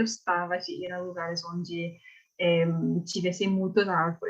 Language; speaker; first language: Portuguese; non-native, learner; English